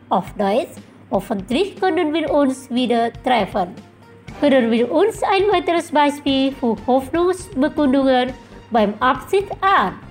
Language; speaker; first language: German; non-native, fluent; Indonesian